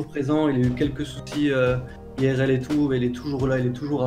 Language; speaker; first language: French; native; French